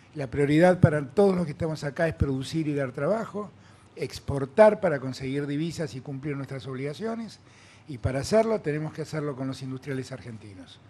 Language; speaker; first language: Spanish; native; Spanish